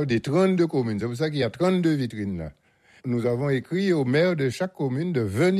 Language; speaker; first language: French; native; French